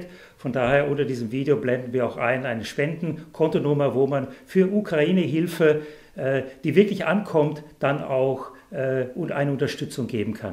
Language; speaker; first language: German; native; German